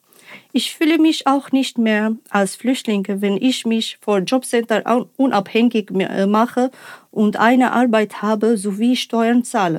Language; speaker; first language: German; non-native, fluent; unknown